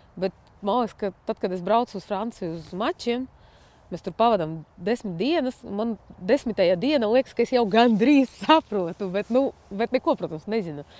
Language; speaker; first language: Latvian; non-native, fluent; Russian